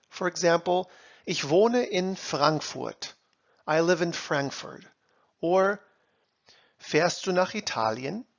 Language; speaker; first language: German; non-native, fluent; English